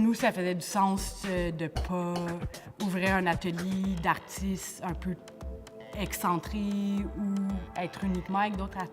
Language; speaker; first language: French; native; French